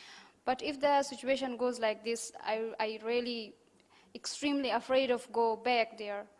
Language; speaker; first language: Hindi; non-native, learner; Persian